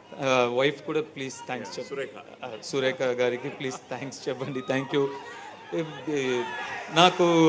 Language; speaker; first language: Telugu; non-native, learner; Tamil